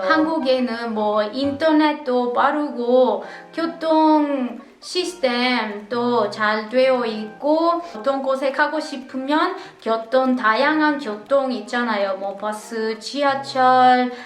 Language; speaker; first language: Korean; non-native, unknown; Italian